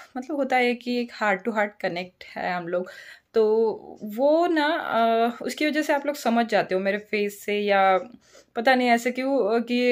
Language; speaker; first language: Hindi; non-native, local second language; Marathi